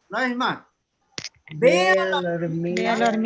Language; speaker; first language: Spanish; native; Spanish